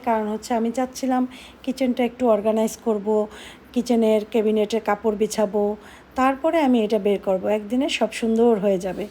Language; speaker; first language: Bangla; native; Bangla